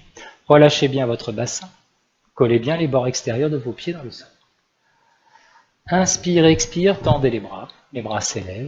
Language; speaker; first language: French; native; French